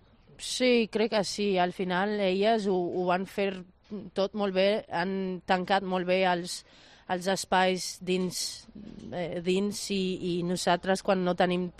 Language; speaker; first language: Catalan; non-native, fluent; Spanish